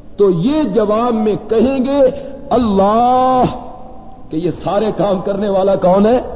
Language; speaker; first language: Urdu; non-native, local second language; Punjabi